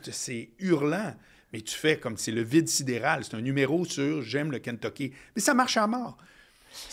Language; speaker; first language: French; native; French